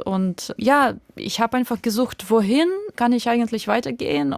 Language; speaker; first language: German; non-native, fluent; Russian